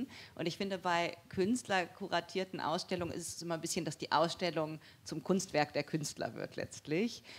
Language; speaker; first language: German; native; German